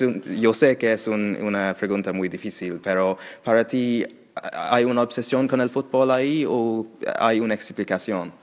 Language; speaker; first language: Spanish; non-native, learner; English